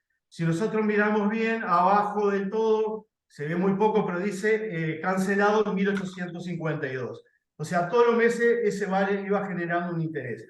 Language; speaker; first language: Spanish; native; Spanish